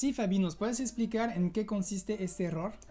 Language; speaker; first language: Spanish; non-native, fluent; French